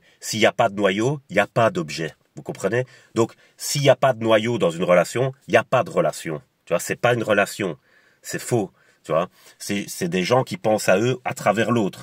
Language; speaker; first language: French; native; French